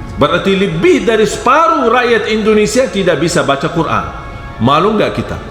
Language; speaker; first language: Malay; non-native, fluent; Arabic